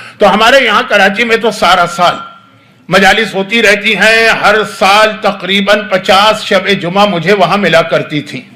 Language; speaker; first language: Urdu; native; Urdu